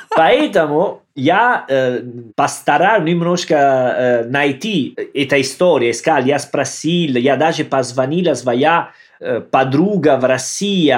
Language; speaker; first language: Russian; non-native, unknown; Italian